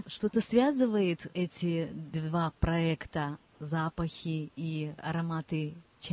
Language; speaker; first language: Russian; native; Russian